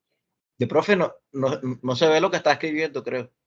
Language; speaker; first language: Spanish; native; Spanish